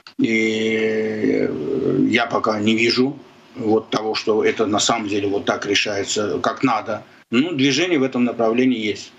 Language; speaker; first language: Russian; non-native, local second language; Azerbaijani